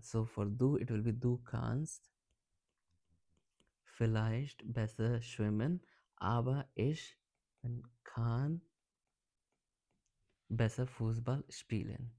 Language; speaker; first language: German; non-native, learner; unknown